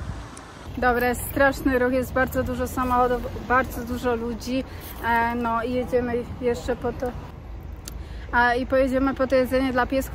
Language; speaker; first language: Polish; native; Polish